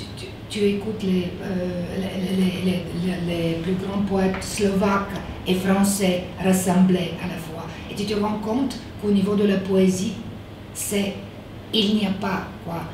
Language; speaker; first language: French; non-native, fluent; Bulgarian